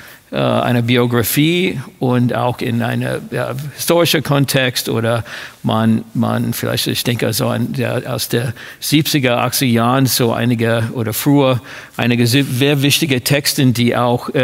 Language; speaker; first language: German; non-native, fluent; English